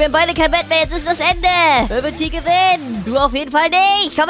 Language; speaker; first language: German; native; German